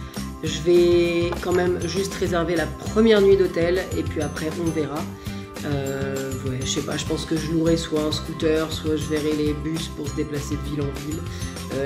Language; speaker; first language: French; native; French